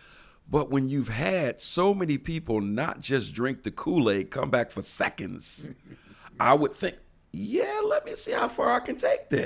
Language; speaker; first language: English; native; English